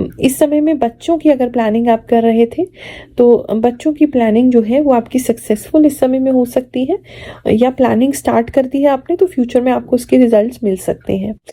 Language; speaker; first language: Hindi; native; Hindi